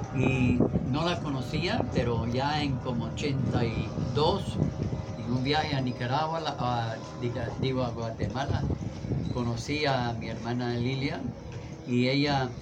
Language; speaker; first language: Spanish; non-native, fluent; English